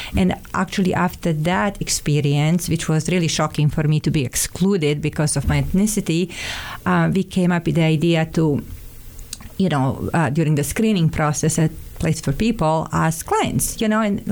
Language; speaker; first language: English; non-native, fluent; Serbian